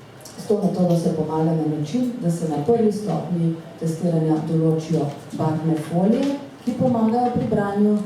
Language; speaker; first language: Slovenian; native; Slovenian